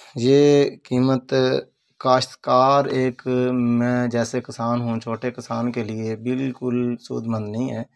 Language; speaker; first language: Urdu; non-native, local second language; Punjabi